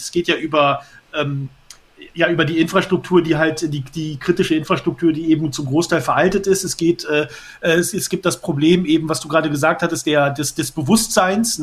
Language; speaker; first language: German; native; German